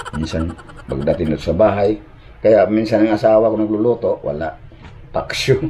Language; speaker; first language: Filipino; non-native, local second language; Cebuano